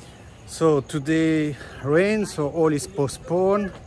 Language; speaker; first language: English; non-native, learner; French